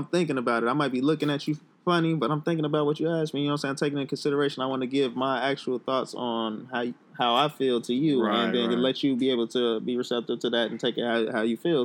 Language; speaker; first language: English; native; English